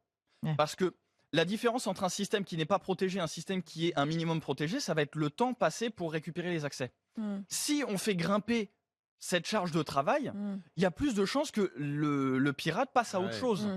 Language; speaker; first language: French; native; French